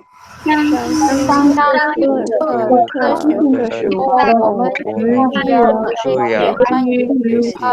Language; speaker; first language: Chinese; non-native, learner; Indonesian